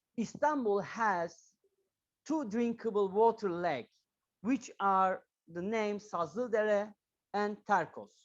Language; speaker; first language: English; non-native, learner; Turkish